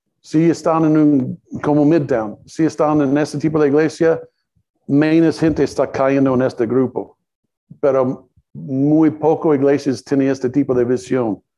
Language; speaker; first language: Spanish; non-native, learner; English